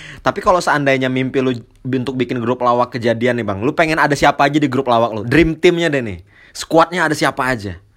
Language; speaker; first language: Indonesian; native; Indonesian